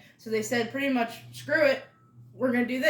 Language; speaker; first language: English; native; English